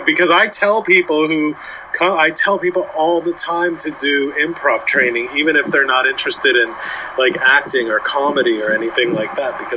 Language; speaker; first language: English; native; English